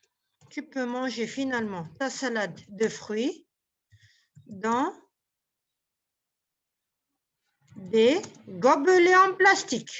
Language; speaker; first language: French; non-native, local second language; Arabic